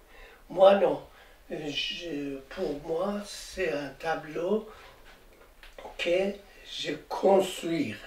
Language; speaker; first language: French; non-native, learner; Persian